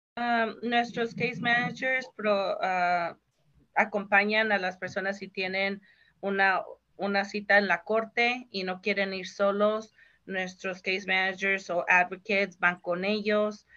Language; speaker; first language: Spanish; early bilingual, heritage; Spanish